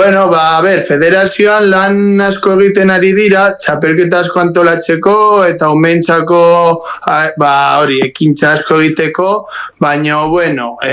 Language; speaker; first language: Basque; non-native, local second language; Spanish